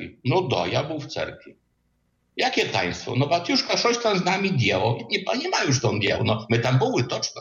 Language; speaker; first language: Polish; non-native, learner; Ukrainian